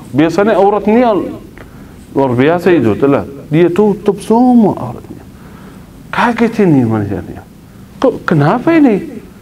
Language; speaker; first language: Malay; non-native, fluent; Arabic